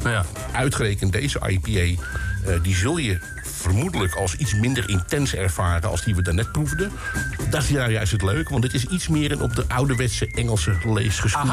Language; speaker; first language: Dutch; native; Dutch